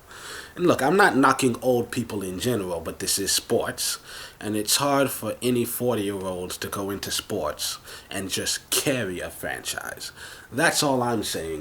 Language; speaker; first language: English; native; English